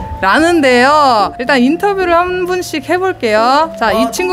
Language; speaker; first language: Korean; native; Korean